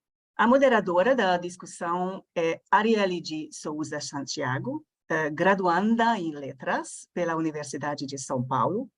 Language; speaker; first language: Portuguese; non-native, fluent; Hungarian